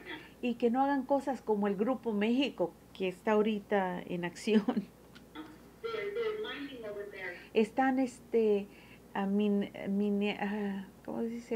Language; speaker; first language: Spanish; early bilingual, heritage; Spanish